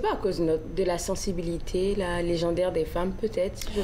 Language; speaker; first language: French; native; French